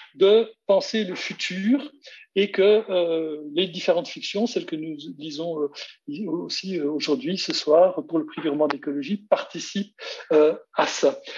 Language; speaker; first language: French; native; French